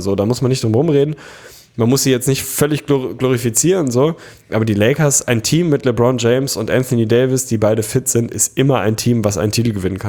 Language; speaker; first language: German; native; German